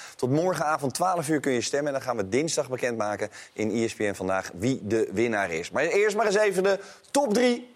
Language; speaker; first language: Dutch; native; Dutch